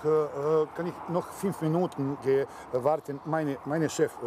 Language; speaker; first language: German; non-native, learner; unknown